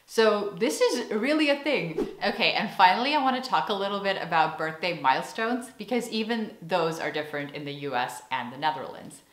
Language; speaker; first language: English; native; English